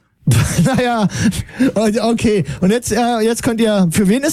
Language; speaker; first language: German; native; German